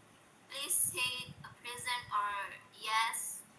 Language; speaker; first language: English; non-native, learner; Indonesian